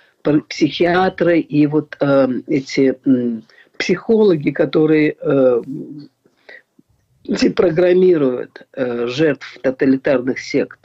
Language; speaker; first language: Russian; native; Russian